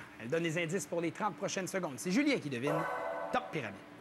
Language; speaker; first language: French; native; French